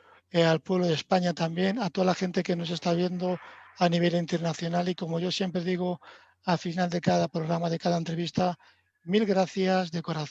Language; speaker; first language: Spanish; native; Spanish